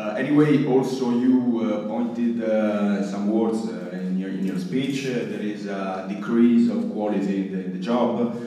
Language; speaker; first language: English; non-native, fluent; Italian